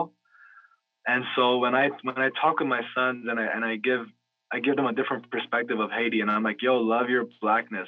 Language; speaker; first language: English; native; English